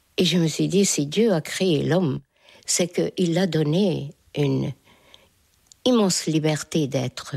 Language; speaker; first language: French; non-native, fluent; Hungarian